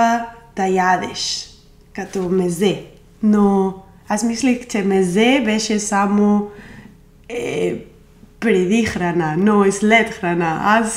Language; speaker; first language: Bulgarian; non-native, learner; Spanish